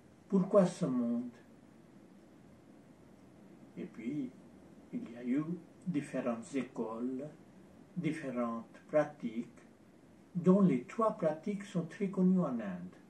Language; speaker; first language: French; non-native, fluent; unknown